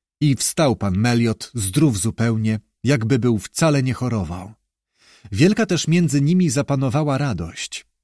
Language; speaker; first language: Polish; native; Polish